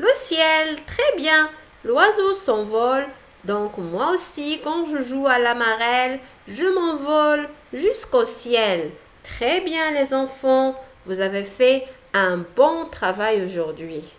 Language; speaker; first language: French; non-native, local second language; Arabic